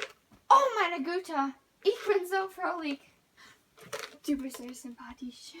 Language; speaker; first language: German; non-native, learner; English